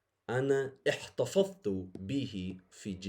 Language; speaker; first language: Arabic; non-native, fluent; English